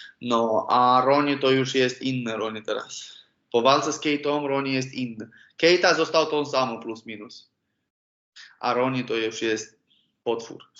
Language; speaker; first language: Polish; non-native, learner; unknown